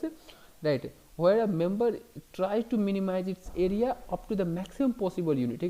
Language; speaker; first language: English; non-native, local second language; Hindi